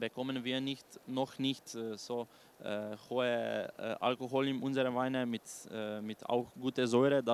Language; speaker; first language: German; non-native, learner; Slovenian